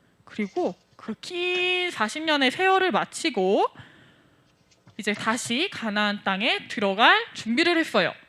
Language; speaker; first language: Korean; native; Korean